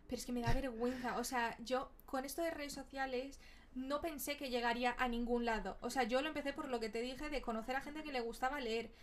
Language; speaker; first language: Spanish; early bilingual, other home language; Portuguese